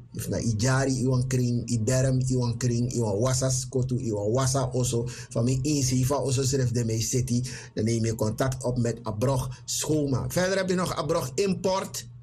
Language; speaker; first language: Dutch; native; Dutch